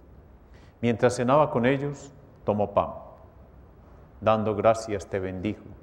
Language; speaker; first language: Spanish; native; Spanish